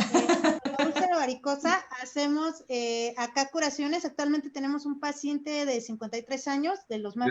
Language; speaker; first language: Spanish; native; Spanish